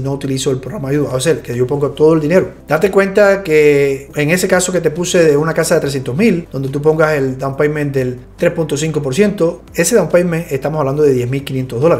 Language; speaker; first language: Spanish; native; Spanish